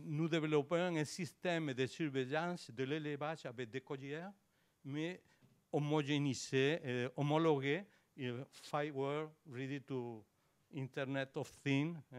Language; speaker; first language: French; non-native, learner; Spanish